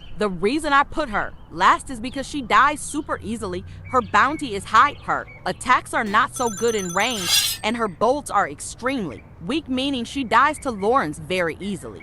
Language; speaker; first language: English; native; English